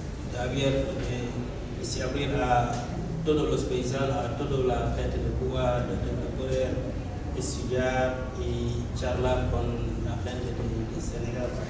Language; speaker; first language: Spanish; non-native, learner; Wolof